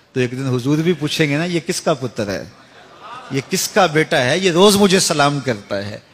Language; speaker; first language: Urdu; non-native, local second language; Punjabi